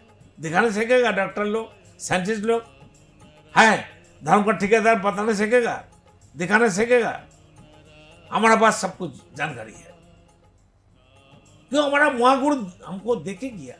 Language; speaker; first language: Hindi; non-native, local second language; Bangla